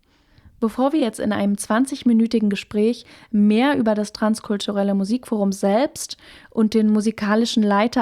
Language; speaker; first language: German; native; German